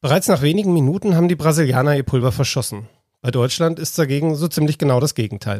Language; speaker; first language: German; native; German